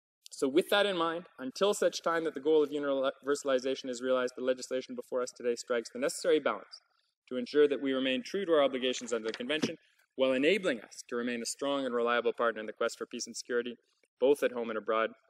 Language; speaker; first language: English; native; English